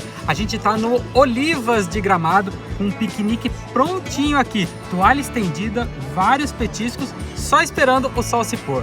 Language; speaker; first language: Portuguese; native; Portuguese